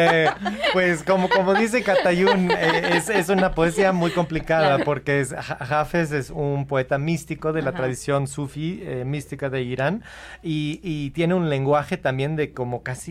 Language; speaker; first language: Spanish; early bilingual, heritage; Spanish